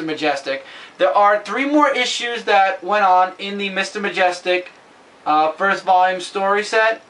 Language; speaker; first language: English; native; English